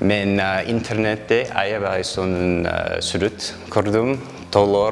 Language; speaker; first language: Kyrgyz; non-native, learner; English